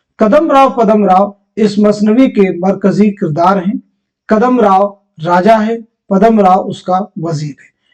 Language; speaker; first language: Urdu; native; Urdu